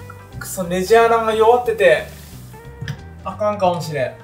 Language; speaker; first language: Japanese; native; Japanese